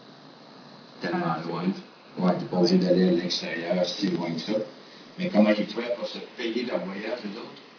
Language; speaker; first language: French; native; French